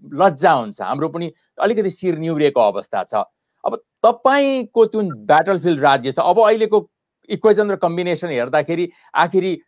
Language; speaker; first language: Nepali; native; Nepali